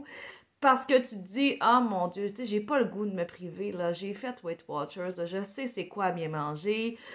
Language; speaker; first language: French; native; French